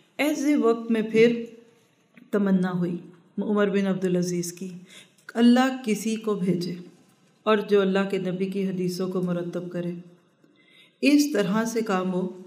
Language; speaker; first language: Urdu; early bilingual, heritage; Urdu